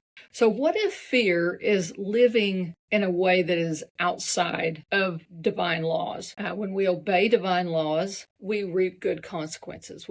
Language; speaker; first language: English; native; English